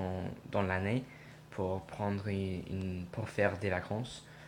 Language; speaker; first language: French; non-native, learner; English